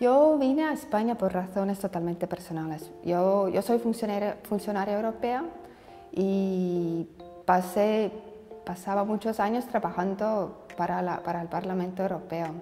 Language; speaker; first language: Spanish; non-native, fluent; Estonian